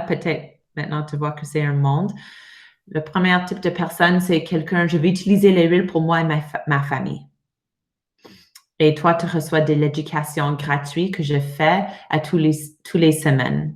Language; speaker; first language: French; non-native, learner; English